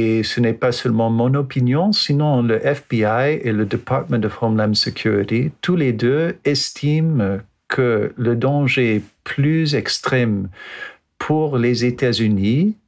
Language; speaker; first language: French; non-native, fluent; English